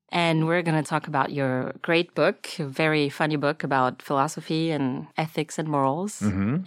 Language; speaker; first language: English; non-native, fluent; French